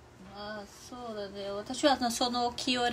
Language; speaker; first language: Japanese; non-native, learner; Portuguese